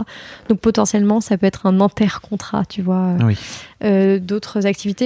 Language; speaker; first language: French; native; French